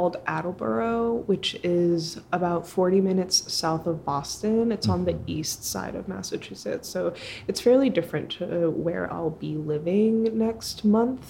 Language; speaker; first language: English; early bilingual, other home language; Spanish